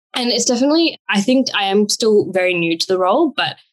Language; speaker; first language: English; native; English